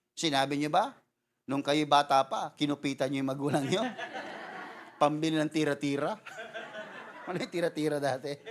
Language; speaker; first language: Filipino; non-native, local second language; Cebuano